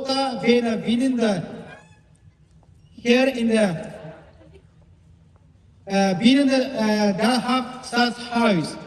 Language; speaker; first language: Dutch; non-native, learner; Uyghur